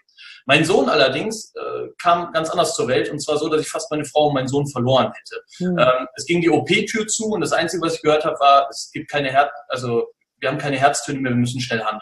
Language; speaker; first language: German; native; German